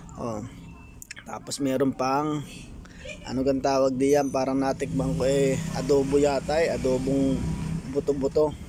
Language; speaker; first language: Filipino; native; Filipino